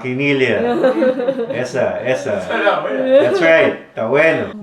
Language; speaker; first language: Spanish; non-native, fluent; Filipino